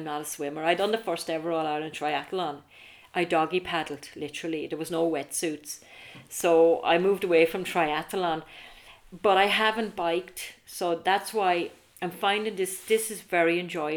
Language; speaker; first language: English; native; English